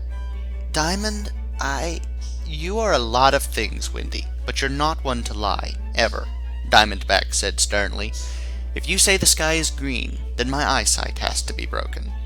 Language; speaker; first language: English; native; English